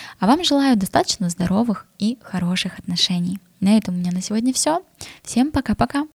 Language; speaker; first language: Russian; native; Russian